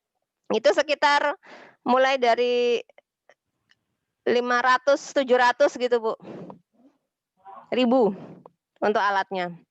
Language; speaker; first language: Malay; non-native, local second language; Javanese